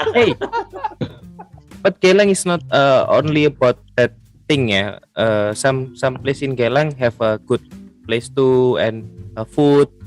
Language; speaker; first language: English; non-native, learner; Indonesian